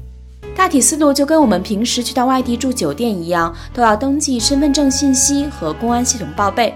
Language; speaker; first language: Chinese; native; Chinese